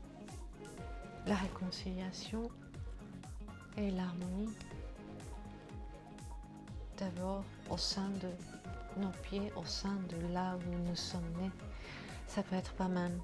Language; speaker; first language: French; non-native, fluent; Japanese